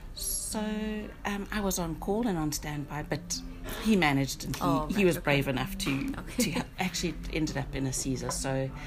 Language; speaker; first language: English; native; English